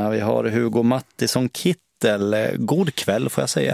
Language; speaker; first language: Swedish; native; Swedish